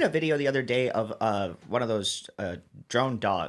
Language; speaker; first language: English; native; English